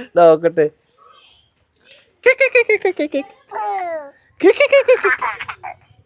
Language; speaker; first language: Malayalam; non-native, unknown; Bangla